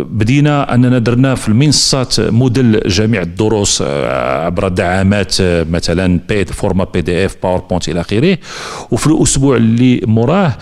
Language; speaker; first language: Arabic; native; Arabic